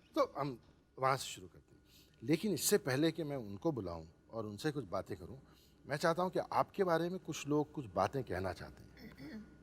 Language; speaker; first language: Hindi; native; Hindi